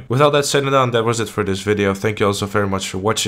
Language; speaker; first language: English; native; English